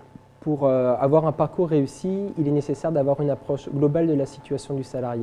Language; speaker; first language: French; native; French